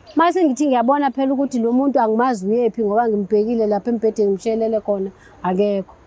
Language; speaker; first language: Zulu; native; Zulu